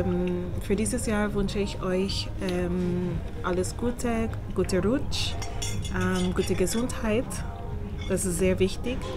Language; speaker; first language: German; non-native, learner; English